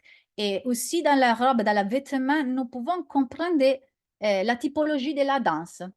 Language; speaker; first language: French; non-native, learner; Italian